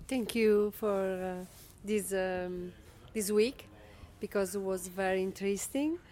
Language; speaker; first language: English; non-native, learner; Italian